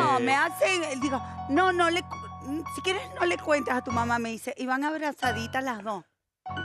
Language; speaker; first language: Spanish; native; Spanish